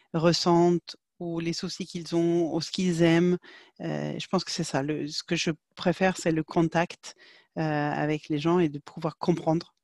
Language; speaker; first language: French; non-native, fluent; Swedish